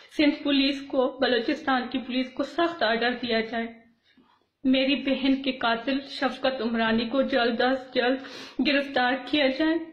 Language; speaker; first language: Urdu; non-native, local second language; Baluchi